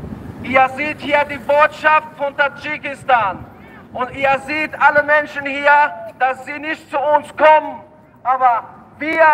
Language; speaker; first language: German; non-native, fluent; Tajik